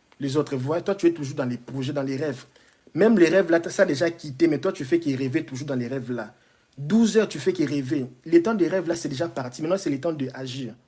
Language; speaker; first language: French; non-native, local second language; Lingala